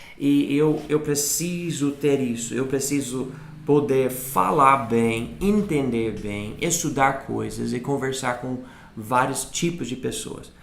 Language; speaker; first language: Portuguese; non-native, fluent; English